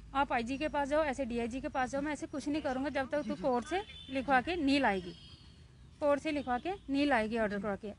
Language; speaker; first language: Hindi; native; Hindi